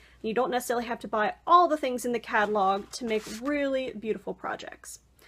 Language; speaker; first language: English; native; English